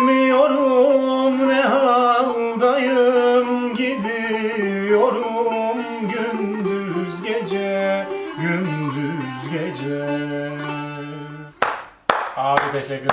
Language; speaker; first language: Turkish; native; Turkish